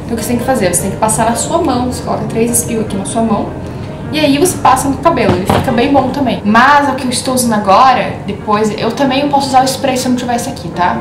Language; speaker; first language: Portuguese; native; Portuguese